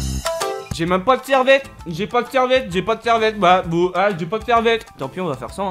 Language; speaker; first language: French; native; French